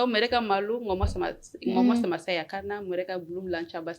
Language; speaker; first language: Indonesian; non-native, learner; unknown